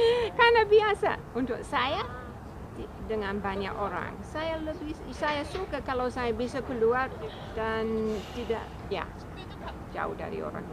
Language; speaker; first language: Indonesian; non-native, fluent; English